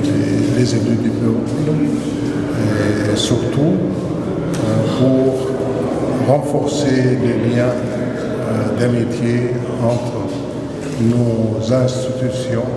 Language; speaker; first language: French; non-native, local second language; Arabic